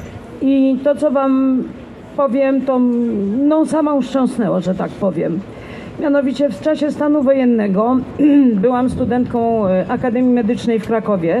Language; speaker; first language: Polish; native; Polish